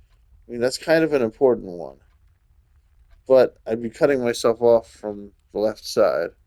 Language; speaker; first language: English; native; English